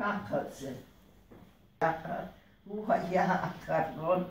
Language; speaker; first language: Hebrew; early bilingual, other home language; Hungarian